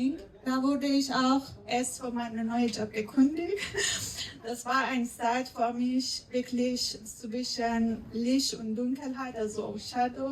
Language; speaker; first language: German; non-native, fluent; Persian